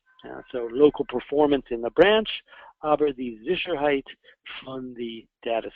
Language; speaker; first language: German; non-native, fluent; English